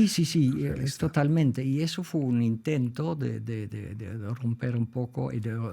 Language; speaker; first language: Spanish; non-native, fluent; Dutch